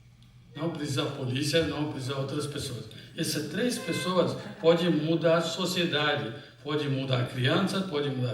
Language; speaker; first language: Portuguese; non-native, fluent; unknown